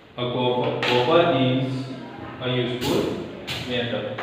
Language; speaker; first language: English; non-native, local second language; Gujarati